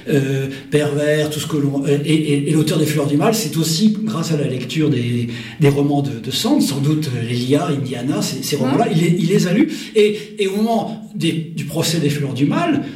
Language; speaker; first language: French; native; French